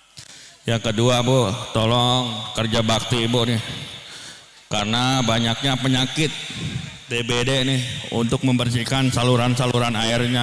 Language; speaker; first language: Indonesian; native; Indonesian